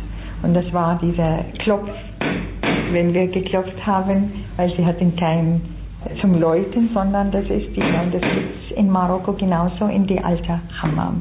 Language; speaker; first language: German; non-native, fluent; Arabic